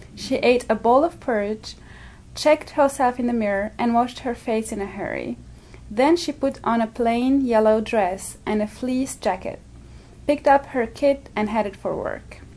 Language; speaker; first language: English; non-native, fluent; Arabic